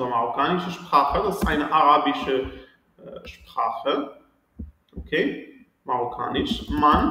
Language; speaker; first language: German; non-native, fluent; Arabic